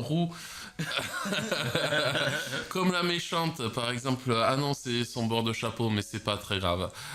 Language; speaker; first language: French; native; French